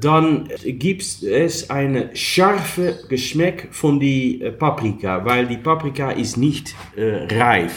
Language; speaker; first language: German; non-native, learner; Dutch